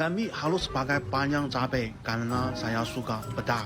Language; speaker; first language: Indonesian; non-native, learner; Chinese